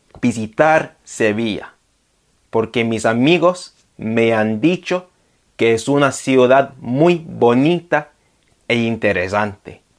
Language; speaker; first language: Spanish; non-native, fluent; English